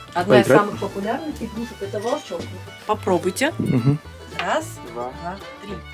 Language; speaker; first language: Russian; native; Russian